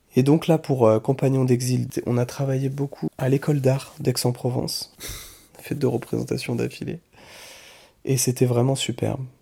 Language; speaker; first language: French; native; French